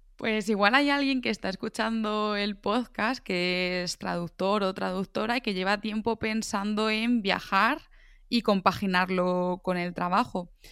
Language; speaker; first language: Spanish; native; Spanish